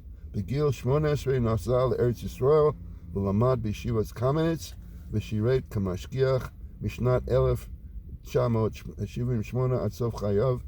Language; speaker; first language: Hebrew; non-native, fluent; English